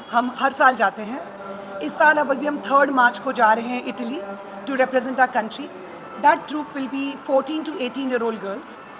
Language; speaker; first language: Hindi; native; Hindi